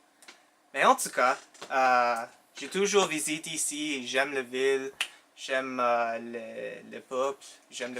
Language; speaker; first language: French; non-native, local second language; English